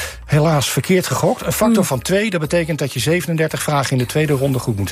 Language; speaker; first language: Dutch; native; Dutch